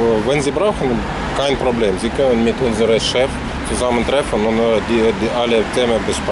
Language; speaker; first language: German; non-native, fluent; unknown